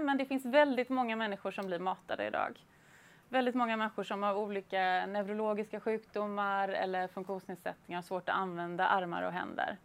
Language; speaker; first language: Swedish; native; Swedish